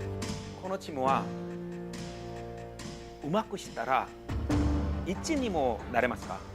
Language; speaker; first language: Japanese; non-native, learner; Korean